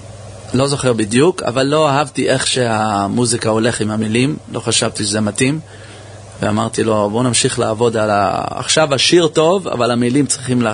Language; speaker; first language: Hebrew; early bilingual, heritage; English